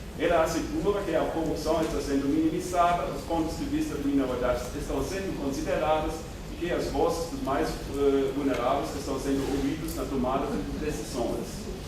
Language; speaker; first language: Portuguese; non-native, fluent; German